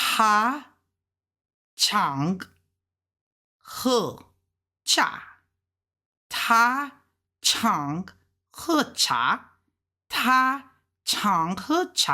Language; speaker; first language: Chinese; non-native, learner; English